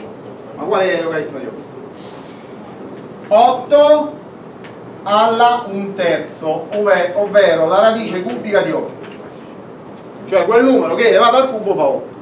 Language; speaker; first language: Italian; native; Italian